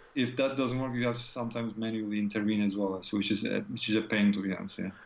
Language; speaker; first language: English; non-native, fluent; Turkish